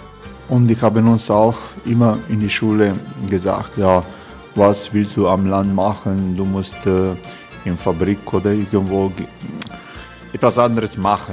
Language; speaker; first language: German; non-native, fluent; Croatian